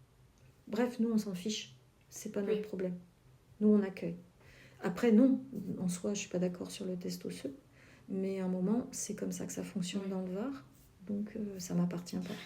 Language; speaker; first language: French; native; French